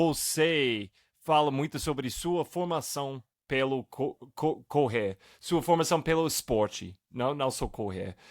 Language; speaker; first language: Portuguese; non-native, fluent; English